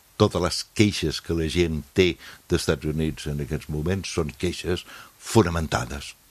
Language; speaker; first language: Catalan; non-native, fluent; English